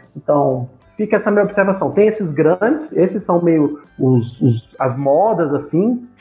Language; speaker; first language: Portuguese; native; Portuguese